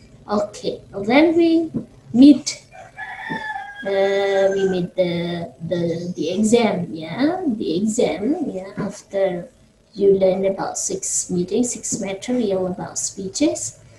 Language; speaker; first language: English; non-native, fluent; Indonesian